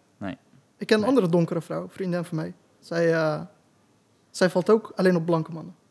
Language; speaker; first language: Dutch; early bilingual, other home language; Turkish